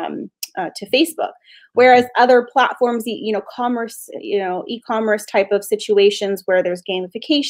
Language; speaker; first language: English; native; English